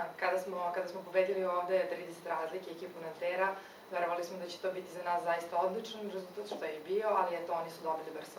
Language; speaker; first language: Serbian; native; Serbian